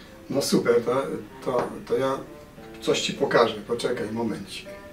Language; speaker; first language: Polish; native; Polish